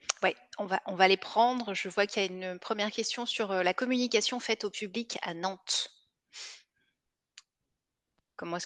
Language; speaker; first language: French; native; French